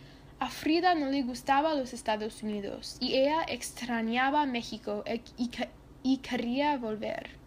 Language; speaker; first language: Spanish; non-native, learner; English